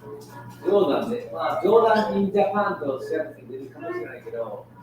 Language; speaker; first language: Japanese; non-native, learner; English